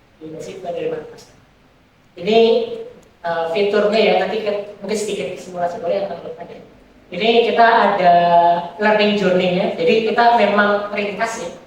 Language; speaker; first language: Indonesian; native; Indonesian